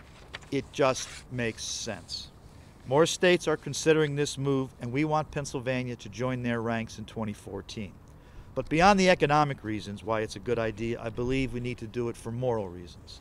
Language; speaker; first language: English; native; English